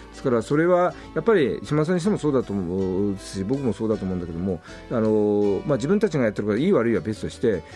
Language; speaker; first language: Japanese; native; Japanese